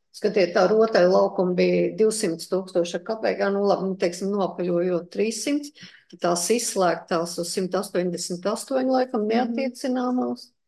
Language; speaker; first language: Latvian; native; Latvian